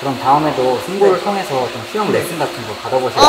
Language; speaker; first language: Korean; native; Korean